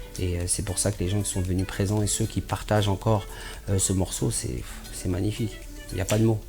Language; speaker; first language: French; native; French